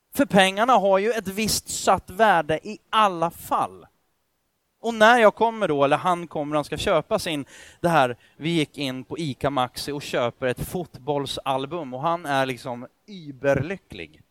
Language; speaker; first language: Swedish; native; Swedish